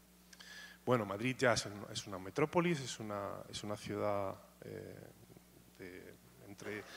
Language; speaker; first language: Spanish; native; Spanish